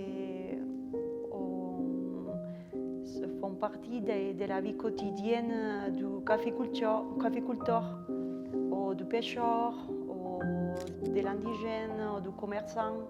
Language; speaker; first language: French; non-native, fluent; Spanish